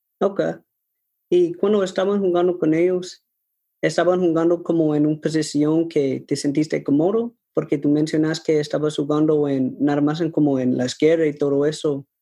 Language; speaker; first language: Spanish; non-native, learner; English